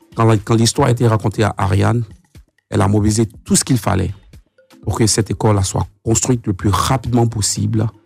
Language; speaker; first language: French; native; French